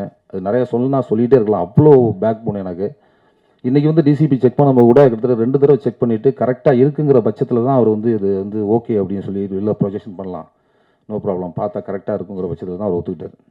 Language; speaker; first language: Tamil; native; Tamil